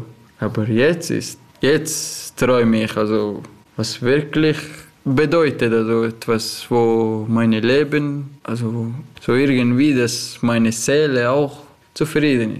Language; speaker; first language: German; non-native, learner; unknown